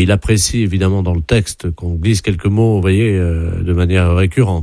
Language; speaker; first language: French; native; French